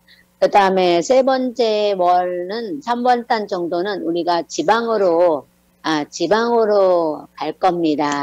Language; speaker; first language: Korean; non-native, learner; Thai